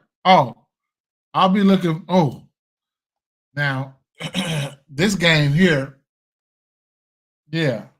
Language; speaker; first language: English; native; English